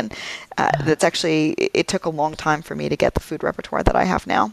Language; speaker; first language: English; native; English